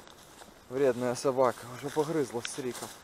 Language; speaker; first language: Russian; native; Russian